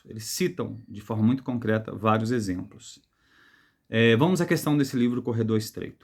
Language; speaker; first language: Portuguese; native; Portuguese